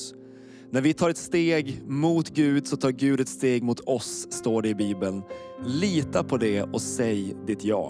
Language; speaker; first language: Swedish; native; Swedish